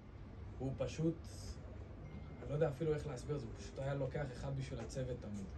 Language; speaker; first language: Hebrew; non-native, fluent; English